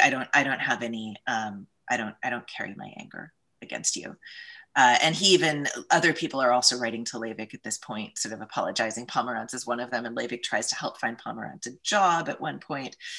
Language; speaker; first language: English; native; English